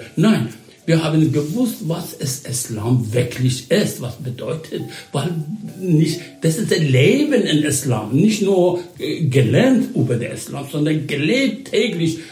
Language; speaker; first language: German; non-native, learner; Persian